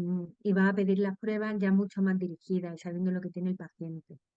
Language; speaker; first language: Spanish; native; Spanish